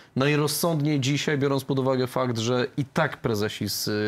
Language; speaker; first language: Polish; native; Polish